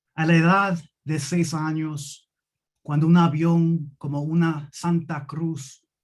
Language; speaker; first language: Spanish; early bilingual, other home language; English